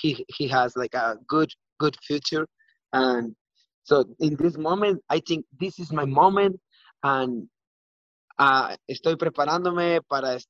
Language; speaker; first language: English; non-native, learner; Spanish